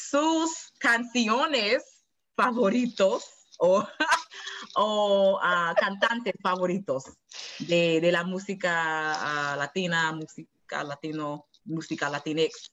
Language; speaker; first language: Spanish; non-native, learner; English